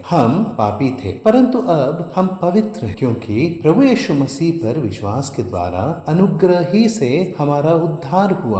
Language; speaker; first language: Hindi; native; Hindi